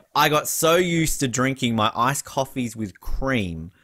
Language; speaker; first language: English; native; English